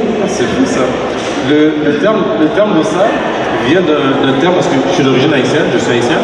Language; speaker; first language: French; native; French